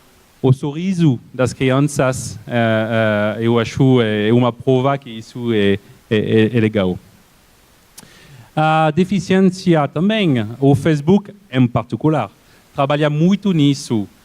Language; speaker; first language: Portuguese; non-native, fluent; French